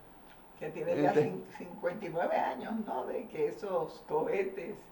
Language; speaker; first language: Spanish; native; Spanish